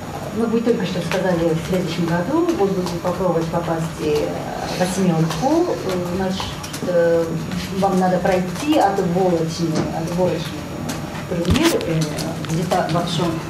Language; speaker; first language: Russian; non-native, fluent; Japanese